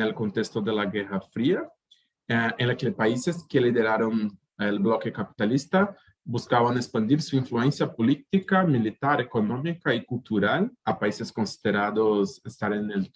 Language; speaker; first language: Spanish; native; Spanish